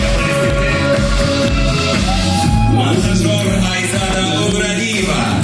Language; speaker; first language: Russian; non-native, local second language; Kyrgyz